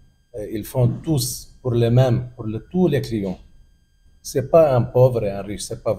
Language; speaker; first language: French; non-native, learner; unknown